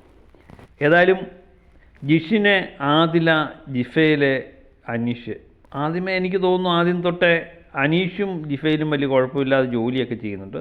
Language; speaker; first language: Malayalam; native; Malayalam